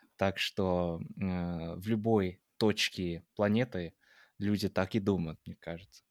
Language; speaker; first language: Russian; non-native, fluent; English